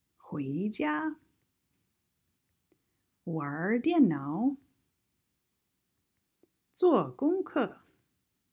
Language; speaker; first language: Chinese; non-native, fluent; English